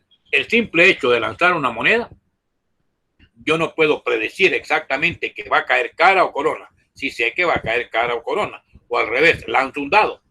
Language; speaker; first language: Spanish; native; Spanish